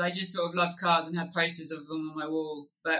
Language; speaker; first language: English; native; English